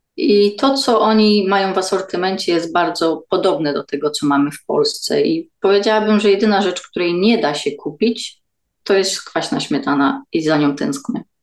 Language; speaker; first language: Polish; native; Polish